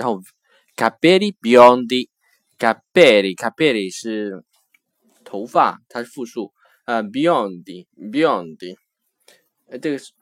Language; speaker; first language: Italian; non-native, fluent; Chinese